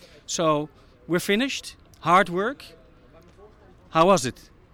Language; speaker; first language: English; non-native, fluent; Dutch